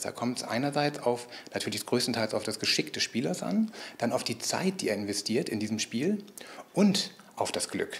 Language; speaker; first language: German; native; German